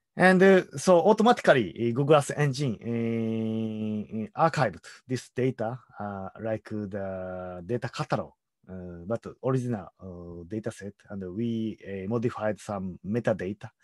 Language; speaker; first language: English; non-native, learner; Japanese